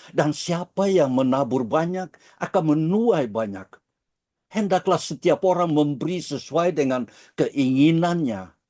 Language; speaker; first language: Indonesian; early bilingual, heritage; Dutch